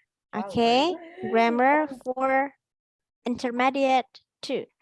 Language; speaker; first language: English; non-native, fluent; Indonesian